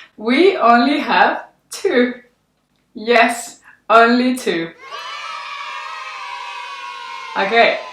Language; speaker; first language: English; non-native, fluent; Spanish